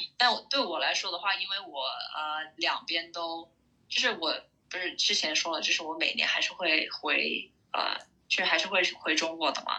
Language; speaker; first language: Chinese; early bilingual, heritage; Chinese